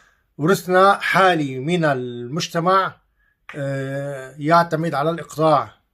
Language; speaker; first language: Arabic; native; Arabic